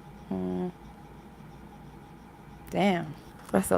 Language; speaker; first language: English; native; English